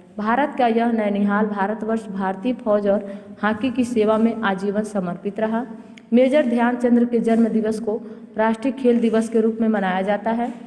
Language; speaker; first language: Hindi; native; Hindi